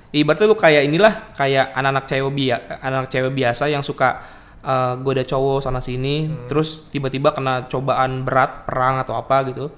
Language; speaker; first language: Indonesian; native; Indonesian